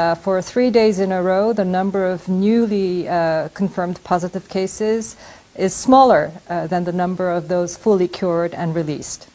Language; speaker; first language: English; non-native, fluent; Korean